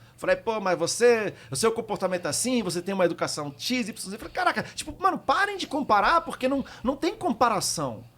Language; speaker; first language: Portuguese; early bilingual, heritage; Portuguese